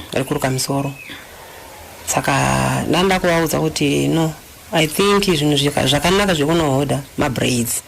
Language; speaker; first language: Shona; non-native, fluent; Luba-Lulua